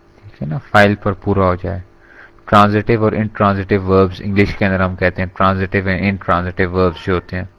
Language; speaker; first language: Urdu; native; Urdu